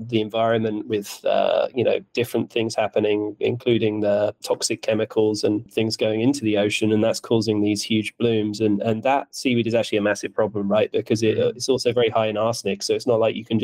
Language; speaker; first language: English; native; English